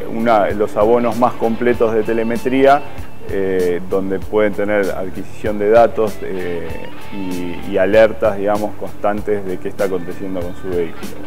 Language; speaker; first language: Spanish; native; Spanish